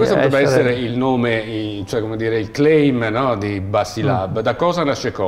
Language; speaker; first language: Italian; native; Italian